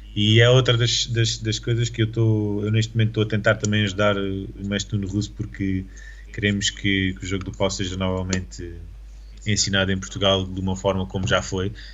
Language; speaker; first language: Portuguese; native; Portuguese